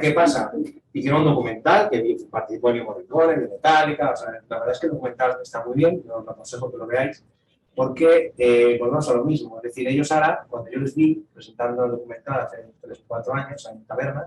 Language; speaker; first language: Spanish; native; Spanish